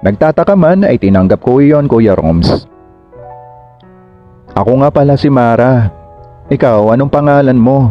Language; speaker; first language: Filipino; native; Filipino